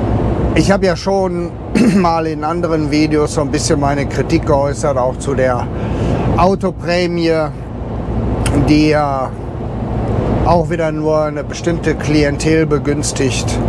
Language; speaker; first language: German; native; German